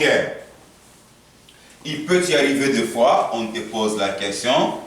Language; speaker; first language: French; non-native, fluent; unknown